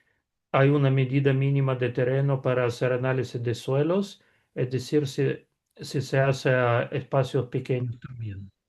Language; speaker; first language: Spanish; non-native, fluent; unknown